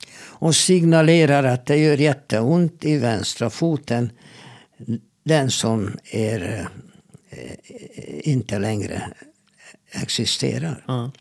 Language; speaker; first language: Swedish; non-native, fluent; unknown